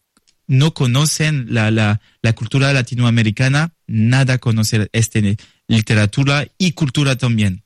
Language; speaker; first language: Spanish; non-native, learner; French